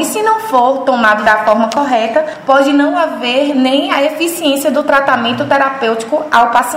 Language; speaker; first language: Portuguese; native; Portuguese